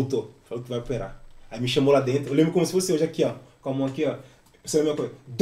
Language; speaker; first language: Portuguese; native; Portuguese